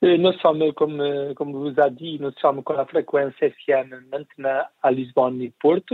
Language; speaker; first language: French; non-native, learner; Portuguese